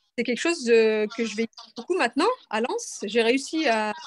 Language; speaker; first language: French; native; French